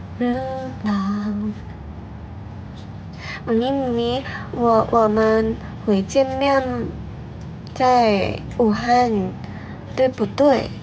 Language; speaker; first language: Chinese; non-native, learner; Thai